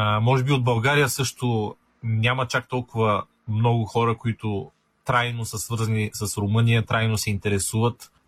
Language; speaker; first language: Bulgarian; native; Bulgarian